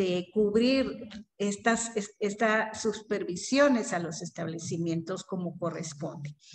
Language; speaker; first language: Spanish; native; Spanish